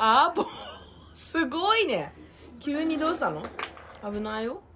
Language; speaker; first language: Japanese; native; Japanese